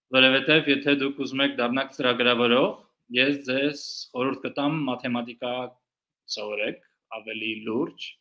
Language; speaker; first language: Armenian; early bilingual, heritage; Armenian